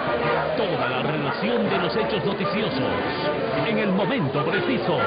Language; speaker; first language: Spanish; native; Spanish